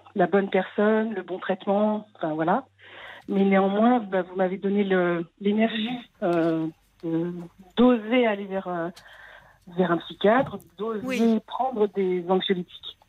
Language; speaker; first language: French; native; French